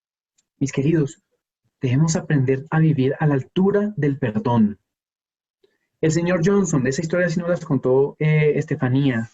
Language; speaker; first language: Spanish; native; Spanish